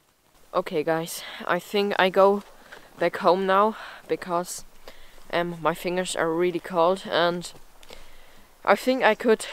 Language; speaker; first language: English; non-native, fluent; German